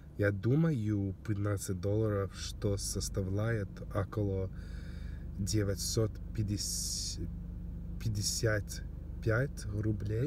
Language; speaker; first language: Russian; non-native, learner; English